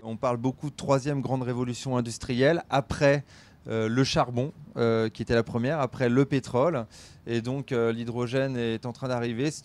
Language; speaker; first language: French; native; French